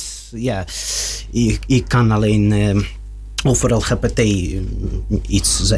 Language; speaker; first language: Dutch; non-native, learner; Russian